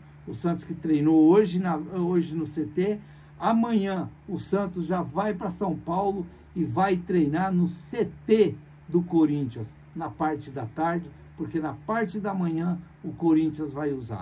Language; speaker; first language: Portuguese; native; Portuguese